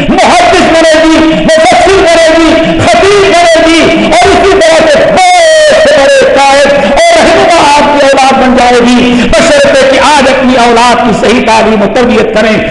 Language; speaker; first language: Urdu; native; Urdu